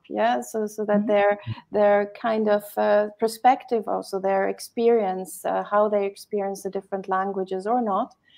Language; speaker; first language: English; non-native, fluent; German